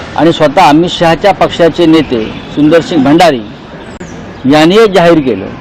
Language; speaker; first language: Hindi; non-native, local second language; Marathi